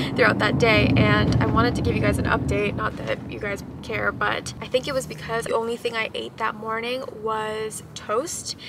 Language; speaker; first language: English; early bilingual, other home language; Japanese